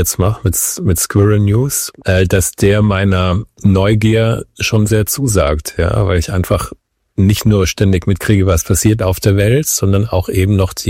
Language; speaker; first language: German; native; German